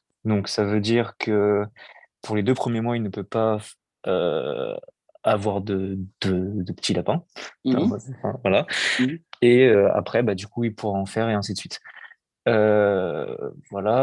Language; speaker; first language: French; native; French